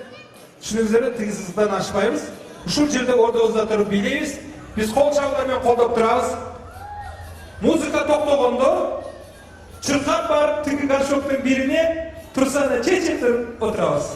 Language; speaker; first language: Kyrgyz; native; Kyrgyz